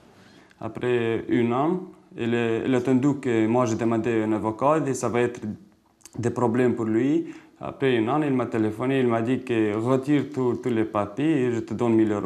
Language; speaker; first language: French; non-native, learner; Ukrainian